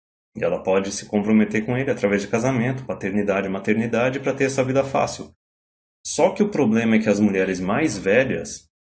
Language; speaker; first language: Portuguese; native; Portuguese